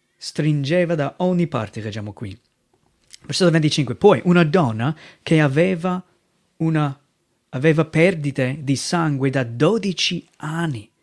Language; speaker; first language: Italian; non-native, fluent; English